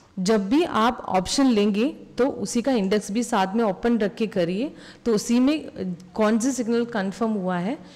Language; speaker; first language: Hindi; non-native, local second language; Malayalam